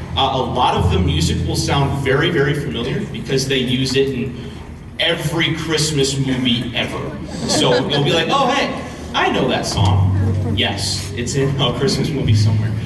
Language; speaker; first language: English; native; English